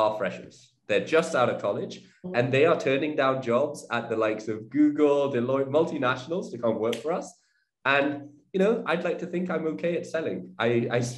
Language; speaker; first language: English; native; English